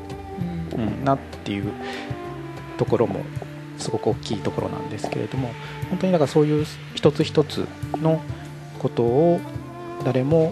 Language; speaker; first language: Japanese; native; Japanese